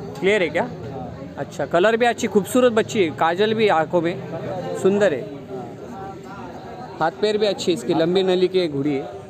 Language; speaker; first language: Hindi; non-native, local second language; Marathi